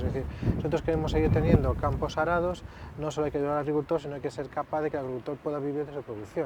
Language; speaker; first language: Spanish; native; Spanish